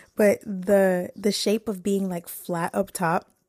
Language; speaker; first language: English; native; English